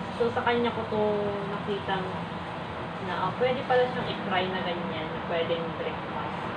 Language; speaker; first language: Filipino; non-native, local second language; Iloko